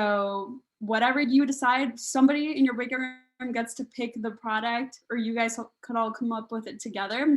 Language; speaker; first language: English; native; English